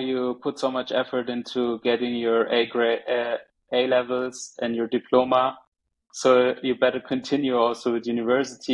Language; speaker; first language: English; non-native, fluent; German